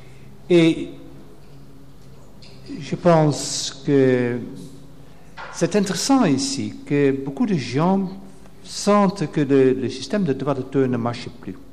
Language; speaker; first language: French; non-native, fluent; Dutch